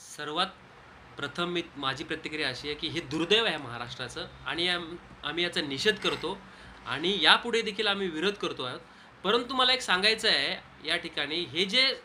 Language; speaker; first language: Marathi; native; Marathi